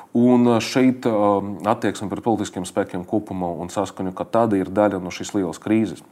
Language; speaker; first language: Latvian; non-native, local second language; Russian